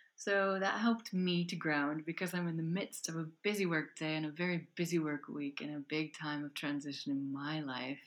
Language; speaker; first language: English; native; English